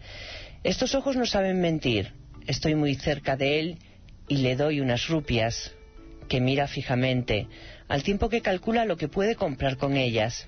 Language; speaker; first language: Spanish; native; Spanish